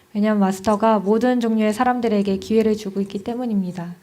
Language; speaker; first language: Korean; native; Korean